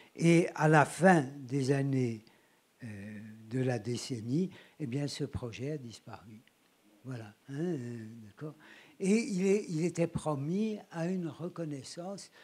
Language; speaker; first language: French; native; French